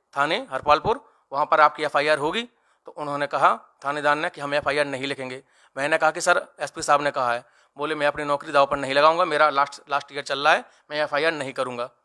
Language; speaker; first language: Hindi; native; Hindi